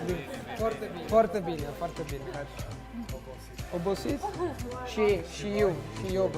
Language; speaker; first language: Romanian; non-native, learner; Italian